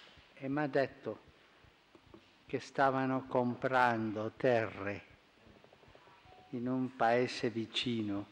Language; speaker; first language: Italian; non-native, fluent; Spanish